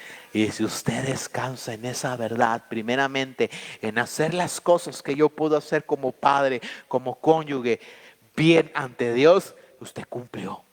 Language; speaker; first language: Spanish; native; Spanish